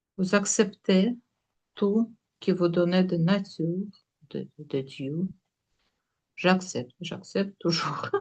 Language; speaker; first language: French; non-native, learner; Russian